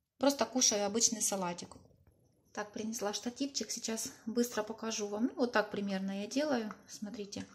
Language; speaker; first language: Russian; native; Russian